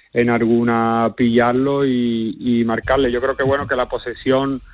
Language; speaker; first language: Spanish; native; Spanish